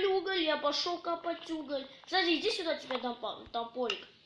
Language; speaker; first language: Russian; native; Russian